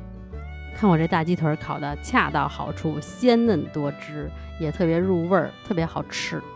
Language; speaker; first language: Chinese; native; Chinese